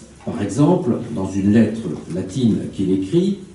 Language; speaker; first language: French; native; French